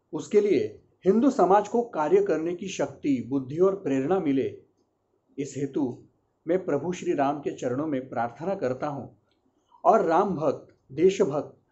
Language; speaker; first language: Hindi; non-native, local second language; Marathi